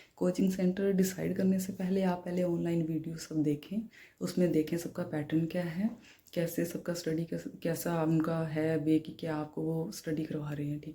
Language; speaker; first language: Hindi; non-native, local second language; Punjabi